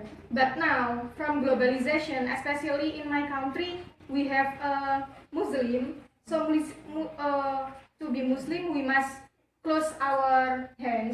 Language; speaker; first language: English; non-native, learner; Javanese